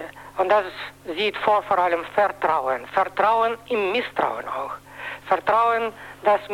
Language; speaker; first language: German; non-native, fluent; Russian